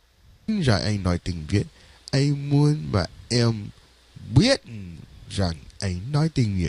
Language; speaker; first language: Vietnamese; non-native, learner; English